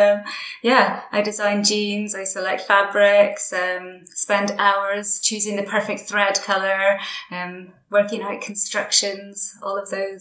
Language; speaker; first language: English; native; English